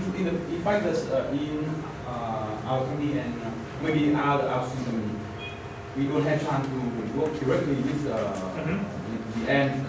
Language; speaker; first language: English; non-native, learner; Vietnamese